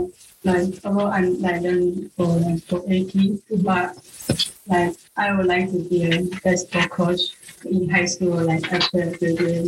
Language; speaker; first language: English; non-native, fluent; Chinese